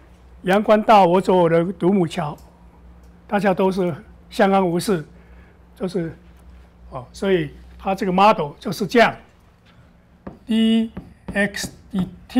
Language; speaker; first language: Chinese; native; Chinese